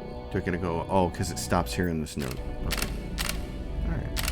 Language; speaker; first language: English; native; English